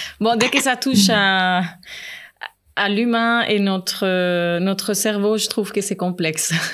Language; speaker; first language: French; non-native, fluent; Spanish